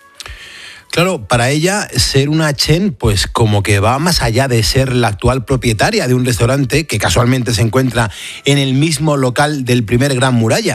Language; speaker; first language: Spanish; native; Spanish